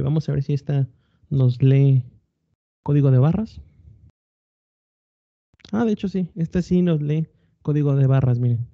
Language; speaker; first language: Spanish; native; Spanish